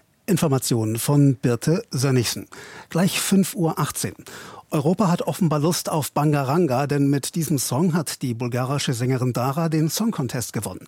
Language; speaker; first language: German; native; German